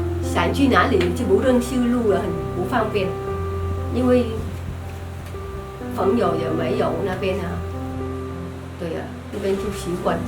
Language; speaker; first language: Chinese; non-native, learner; Vietnamese